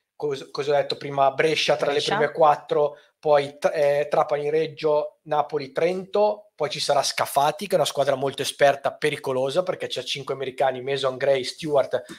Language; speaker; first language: Italian; native; Italian